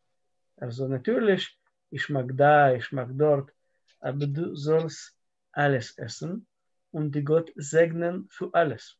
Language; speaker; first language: German; non-native, fluent; Russian